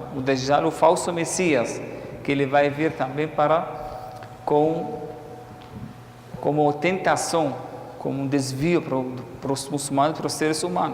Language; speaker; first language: Portuguese; non-native, fluent; Arabic